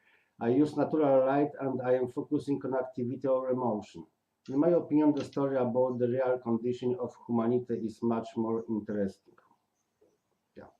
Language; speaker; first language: English; non-native, learner; Polish